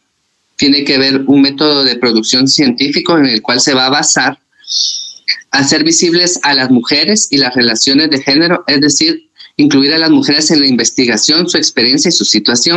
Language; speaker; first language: Spanish; native; Spanish